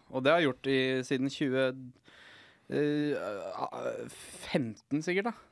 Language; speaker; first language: Norwegian; native; Norwegian